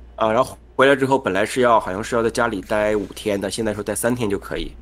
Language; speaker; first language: Chinese; native; Chinese